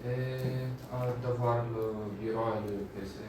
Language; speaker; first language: French; non-native, learner; Bulgarian